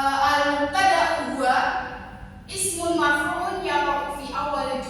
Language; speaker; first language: Arabic; non-native, fluent; Indonesian